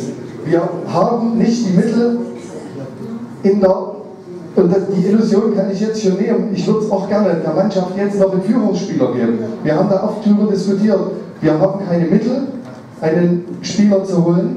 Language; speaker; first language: German; native; German